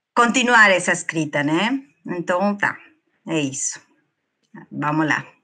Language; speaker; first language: Portuguese; non-native, fluent; Spanish